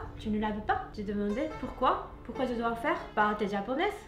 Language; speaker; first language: French; non-native, learner; Japanese